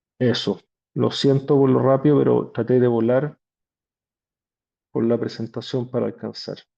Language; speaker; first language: Spanish; native; Spanish